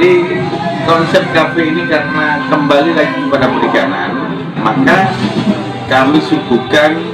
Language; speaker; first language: Indonesian; native; Indonesian